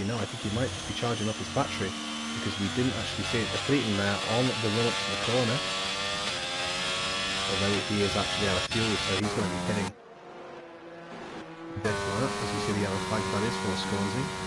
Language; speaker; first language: English; native; English